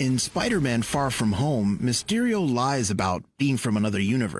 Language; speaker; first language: English; native; English